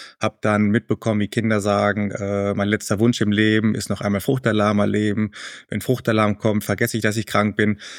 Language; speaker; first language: German; early bilingual, other home language; Spanish